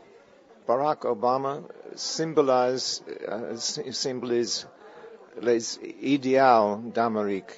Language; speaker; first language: French; non-native, fluent; English